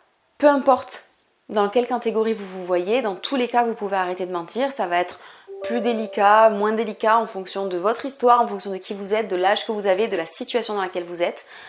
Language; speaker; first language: French; native; French